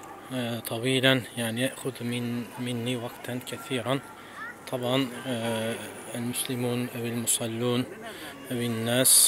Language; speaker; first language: Arabic; non-native, fluent; Turkish